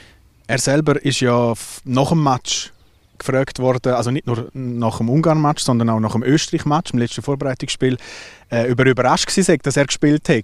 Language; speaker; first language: German; native; German